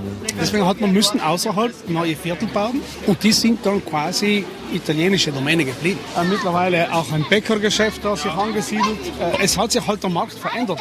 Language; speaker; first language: German; native; German